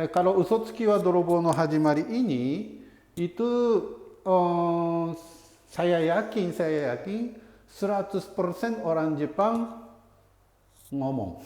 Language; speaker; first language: Indonesian; non-native, fluent; Japanese